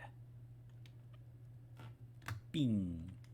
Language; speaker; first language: Chinese; non-native, learner; English